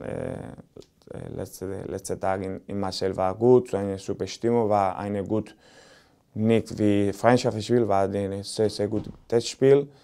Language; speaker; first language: German; non-native, learner; Spanish